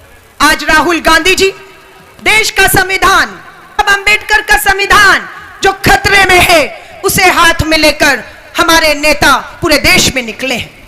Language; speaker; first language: Hindi; native; Hindi